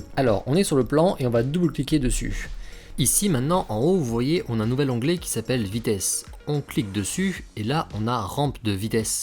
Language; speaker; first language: French; native; French